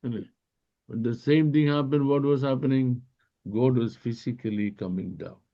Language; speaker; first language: English; non-native, local second language; Malayalam